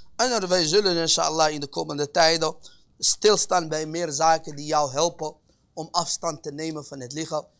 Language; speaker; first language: Dutch; early bilingual, other home language; Arabic